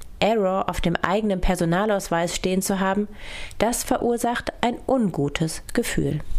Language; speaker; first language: German; native; German